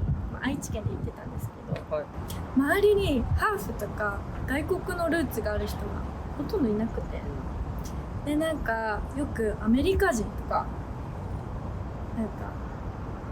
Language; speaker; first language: Japanese; native; Japanese